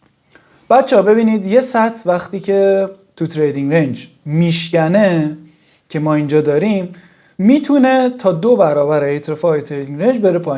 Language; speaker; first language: Persian; native; Persian